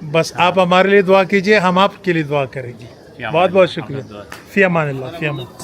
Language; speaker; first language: Urdu; non-native, local second language; Pashto